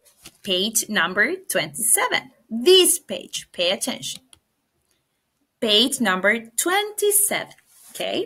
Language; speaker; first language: English; non-native, fluent; Spanish